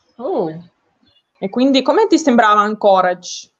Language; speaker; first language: Italian; non-native, learner; Ukrainian